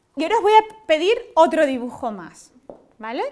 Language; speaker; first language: Spanish; native; Spanish